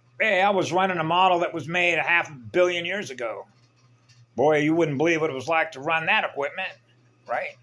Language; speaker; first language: English; native; English